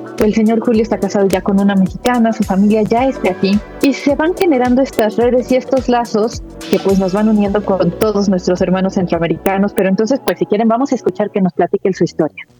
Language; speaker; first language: Spanish; native; Spanish